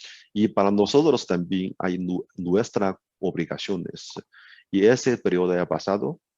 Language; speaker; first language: Spanish; non-native, learner; Chinese